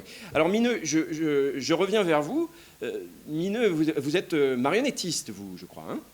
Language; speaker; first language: French; native; French